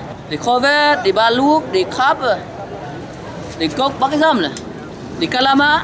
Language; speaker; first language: French; non-native, learner; Vietnamese